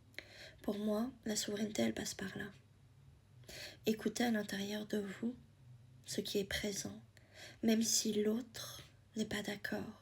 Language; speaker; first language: French; native; French